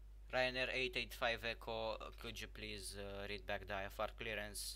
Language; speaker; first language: English; non-native, fluent; Romanian